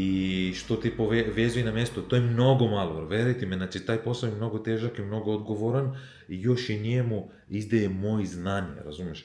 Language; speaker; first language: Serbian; non-native, learner; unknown